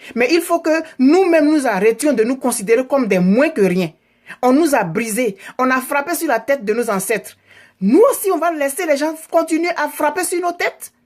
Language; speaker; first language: French; native; French